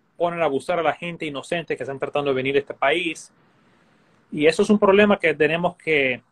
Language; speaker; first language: Spanish; early bilingual, heritage; Spanish